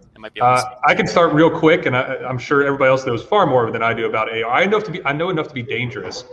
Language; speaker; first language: English; native; English